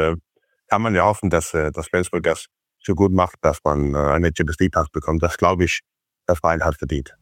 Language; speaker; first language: German; non-native, fluent; Faroese